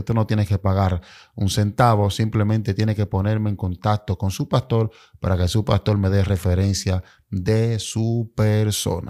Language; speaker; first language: Spanish; native; Spanish